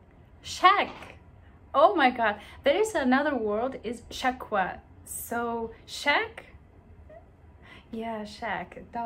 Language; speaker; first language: English; non-native, fluent; Arabic